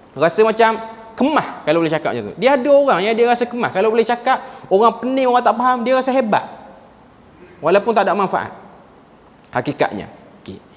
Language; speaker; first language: Malay; native; Malay